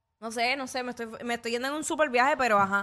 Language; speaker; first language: Spanish; native; Spanish